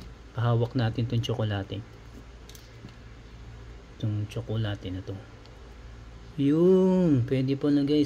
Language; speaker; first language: Filipino; native; Filipino